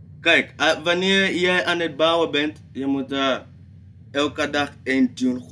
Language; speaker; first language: Dutch; non-native, learner; English